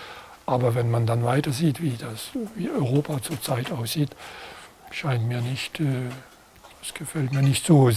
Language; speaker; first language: German; non-native, fluent; French